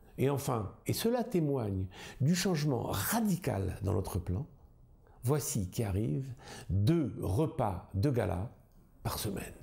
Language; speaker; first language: French; native; French